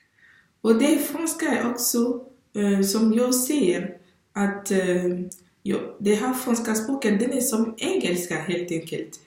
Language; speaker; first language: Swedish; non-native, fluent; French